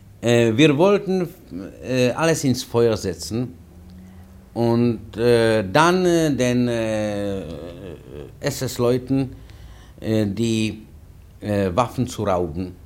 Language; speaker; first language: German; non-native, fluent; Czech